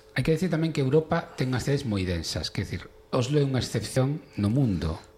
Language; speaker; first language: Galician; non-native, local second language; Spanish